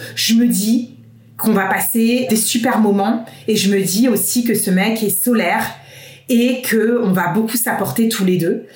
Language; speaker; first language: French; native; French